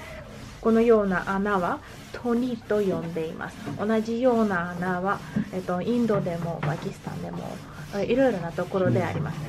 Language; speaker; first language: Japanese; non-native, learner; Armenian